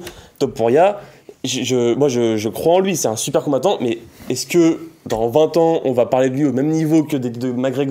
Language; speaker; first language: French; native; French